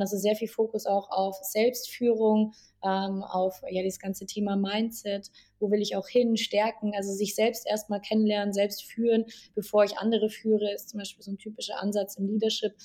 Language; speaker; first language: German; native; German